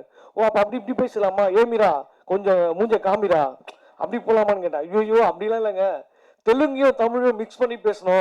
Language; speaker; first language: Tamil; native; Tamil